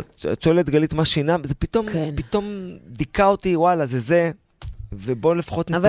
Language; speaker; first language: Hebrew; native; Hebrew